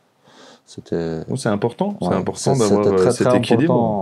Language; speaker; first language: French; native; French